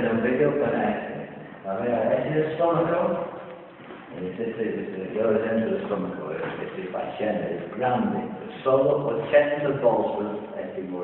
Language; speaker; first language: Spanish; non-native, learner; English